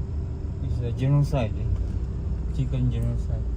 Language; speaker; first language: English; non-native, learner; Indonesian